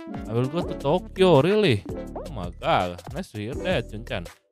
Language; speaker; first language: English; non-native, learner; Indonesian